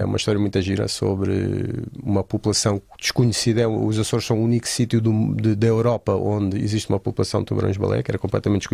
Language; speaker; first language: Portuguese; native; Portuguese